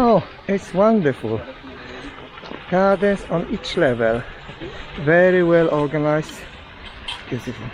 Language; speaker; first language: English; non-native, fluent; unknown